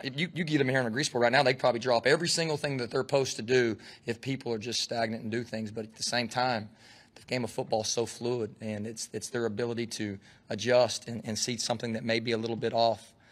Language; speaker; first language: English; native; English